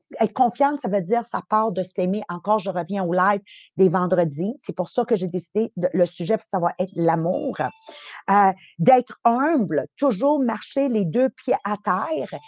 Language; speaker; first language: French; early bilingual, other home language; Italian